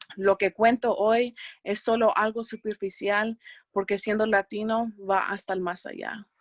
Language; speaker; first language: Spanish; early bilingual, heritage; Spanish